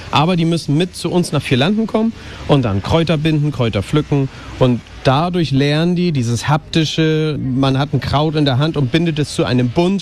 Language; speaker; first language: German; native; German